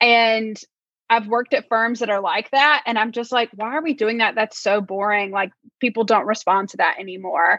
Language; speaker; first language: English; native; English